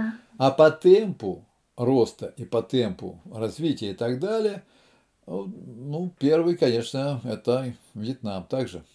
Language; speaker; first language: Russian; native; Russian